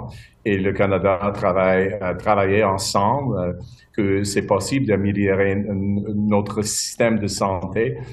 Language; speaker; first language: French; non-native, local second language; English